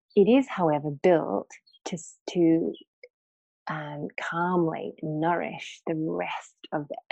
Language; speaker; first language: English; native; English